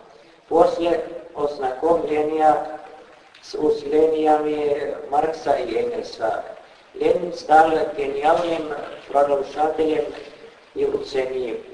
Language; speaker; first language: Russian; non-native, fluent; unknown